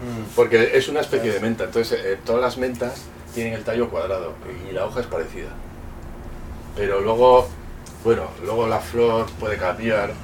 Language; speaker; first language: Spanish; native; Spanish